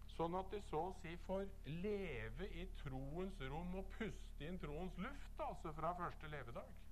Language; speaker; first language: Norwegian; native; Norwegian